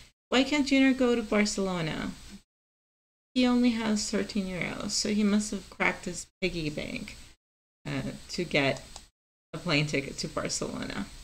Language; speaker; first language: English; non-native, fluent; Spanish